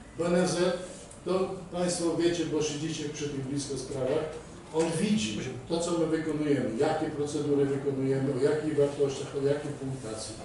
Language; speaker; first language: Polish; native; Polish